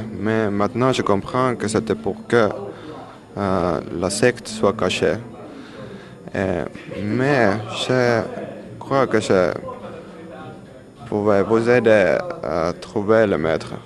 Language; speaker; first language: French; non-native, learner; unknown